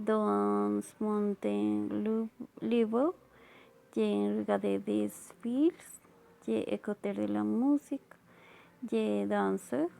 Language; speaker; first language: French; non-native, learner; Spanish